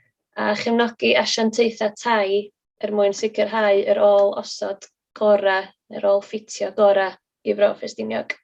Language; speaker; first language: Welsh; native; Welsh